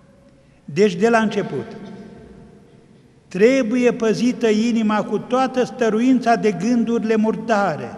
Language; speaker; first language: Romanian; native; Romanian